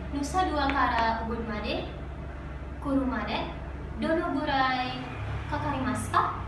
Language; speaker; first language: Japanese; non-native, learner; Indonesian